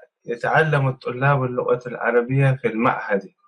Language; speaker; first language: Arabic; non-native, learner; Tigrinya